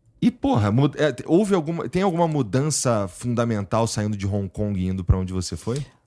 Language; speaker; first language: Portuguese; native; Portuguese